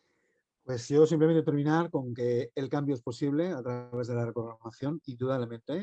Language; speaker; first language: Spanish; native; Spanish